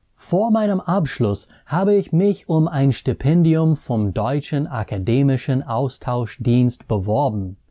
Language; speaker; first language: German; non-native, fluent; English